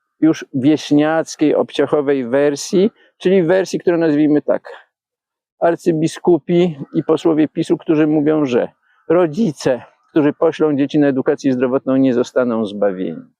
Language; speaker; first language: Polish; native; Polish